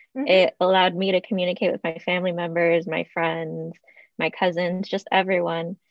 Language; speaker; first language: English; early bilingual, other home language; Spanish